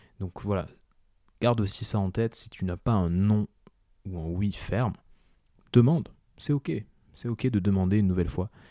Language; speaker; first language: French; native; French